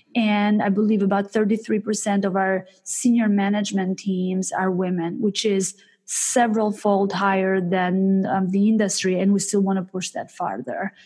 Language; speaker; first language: English; early bilingual, other home language; Albanian